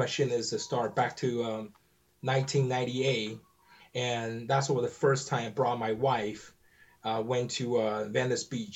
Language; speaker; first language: English; non-native, learner; Chinese